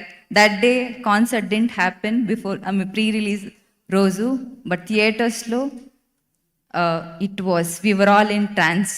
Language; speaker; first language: Telugu; non-native, fluent; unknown